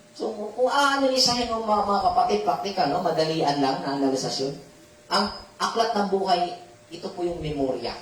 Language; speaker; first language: Filipino; non-native, local second language; Cebuano